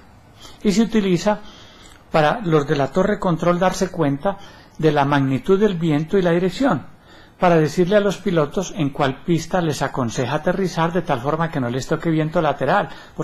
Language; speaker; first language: Spanish; native; Spanish